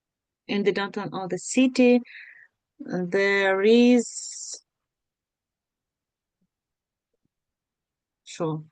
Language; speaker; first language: English; non-native, learner; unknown